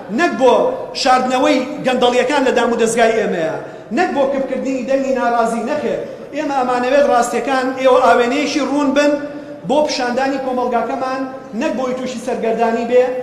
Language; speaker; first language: Central Kurdish; native; Central Kurdish